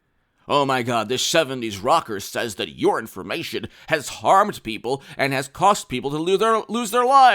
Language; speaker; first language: English; native; English